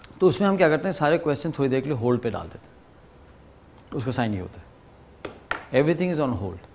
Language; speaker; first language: Urdu; native; Urdu